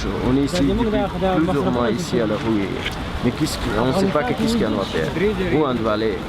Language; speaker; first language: French; non-native, learner; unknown